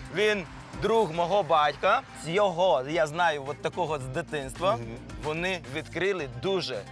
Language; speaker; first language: Ukrainian; non-native, local second language; Hungarian